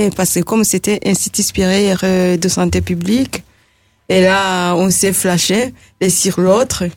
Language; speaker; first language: French; non-native, local second language; Rundi